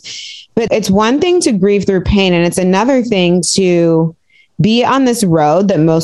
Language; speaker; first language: English; native; English